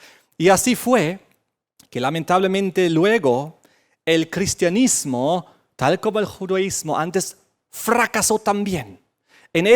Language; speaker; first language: Spanish; native; Spanish